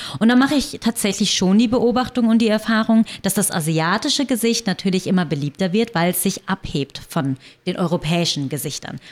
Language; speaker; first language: German; early bilingual, other home language; Vietnamese